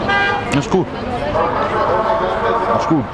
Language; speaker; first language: German; native; German